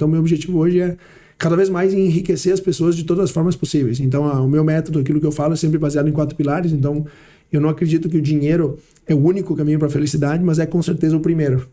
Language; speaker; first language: Portuguese; early bilingual, heritage; Portuguese